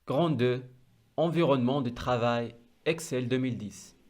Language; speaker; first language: French; non-native, local second language; Arabic